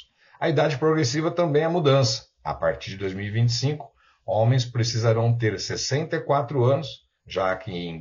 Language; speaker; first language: Portuguese; native; Portuguese